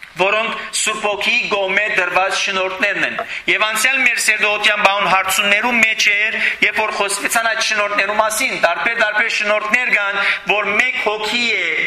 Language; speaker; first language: Armenian; early bilingual, heritage; Armenian